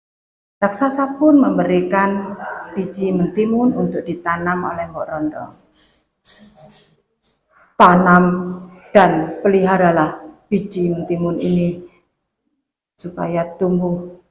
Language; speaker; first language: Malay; non-native, local second language; Javanese